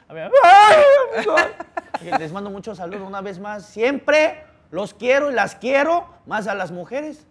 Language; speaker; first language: Spanish; early bilingual, other home language; Korean